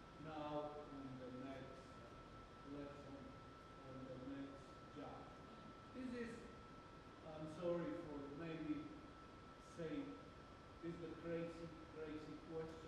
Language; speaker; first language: English; non-native, learner; Spanish